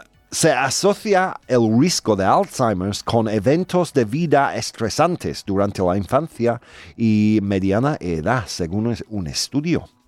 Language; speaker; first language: Spanish; non-native, fluent; English